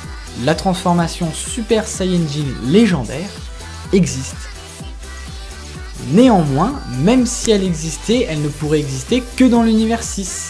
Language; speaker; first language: French; native; French